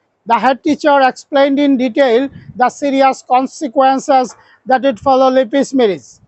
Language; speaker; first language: English; non-native, local second language; Bangla